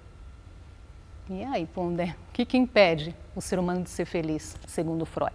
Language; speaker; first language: Portuguese; native; Portuguese